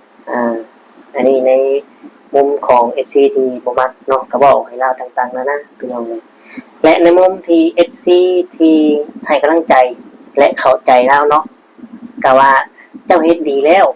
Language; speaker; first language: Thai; non-native, local second language; Lao